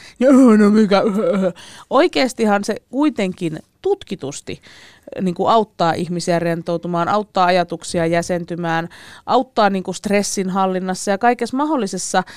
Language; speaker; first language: Finnish; native; Finnish